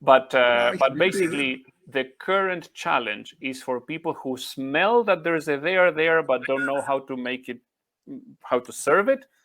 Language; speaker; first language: English; non-native, fluent; Spanish